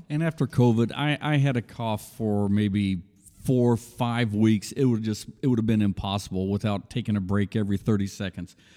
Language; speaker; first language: English; native; English